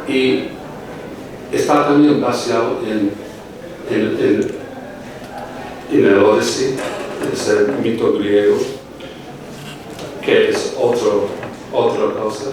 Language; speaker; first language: Spanish; non-native, fluent; English